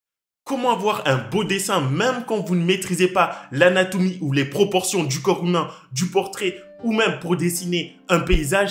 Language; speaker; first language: French; native; French